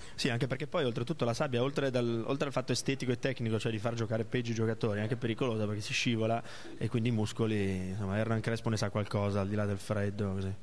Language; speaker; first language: Italian; native; Italian